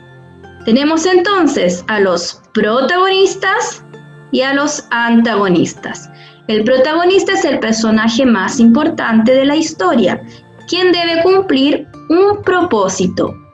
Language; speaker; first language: Spanish; native; Spanish